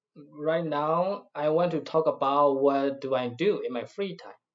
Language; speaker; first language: English; non-native, fluent; Burmese